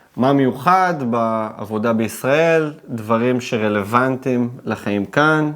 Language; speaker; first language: Hebrew; native; Hebrew